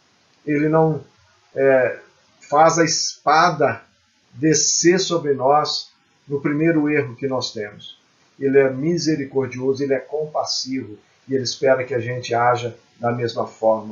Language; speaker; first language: Portuguese; native; Portuguese